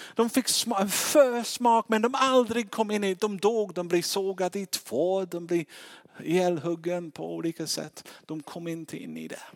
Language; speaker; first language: Swedish; non-native, fluent; English